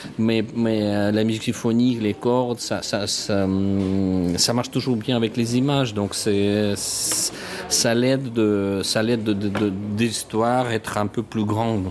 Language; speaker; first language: French; non-native, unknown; Russian